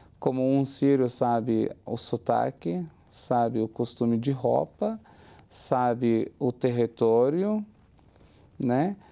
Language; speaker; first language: Portuguese; non-native, fluent; Arabic